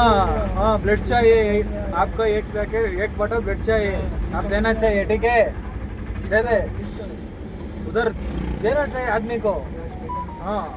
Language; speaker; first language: Hindi; non-native, local second language; Kannada